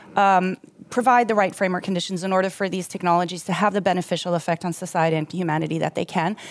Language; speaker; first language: English; non-native, fluent; German